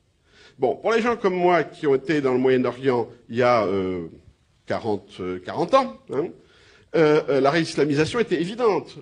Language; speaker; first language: French; native; French